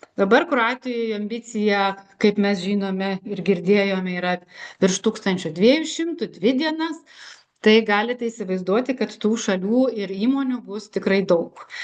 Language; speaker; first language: Lithuanian; native; Lithuanian